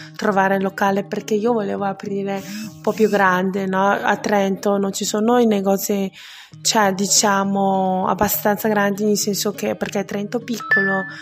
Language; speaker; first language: Italian; non-native, fluent; Chinese